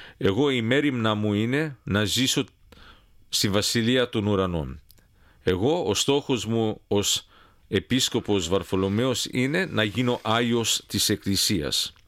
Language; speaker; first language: Greek; early bilingual, heritage; Greek